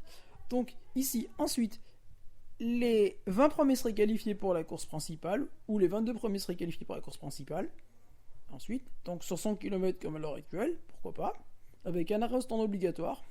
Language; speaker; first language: French; native; French